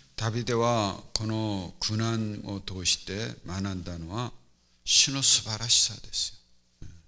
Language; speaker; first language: Japanese; non-native, fluent; Korean